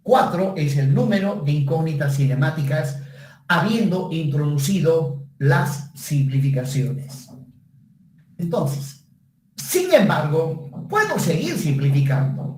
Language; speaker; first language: Spanish; native; Spanish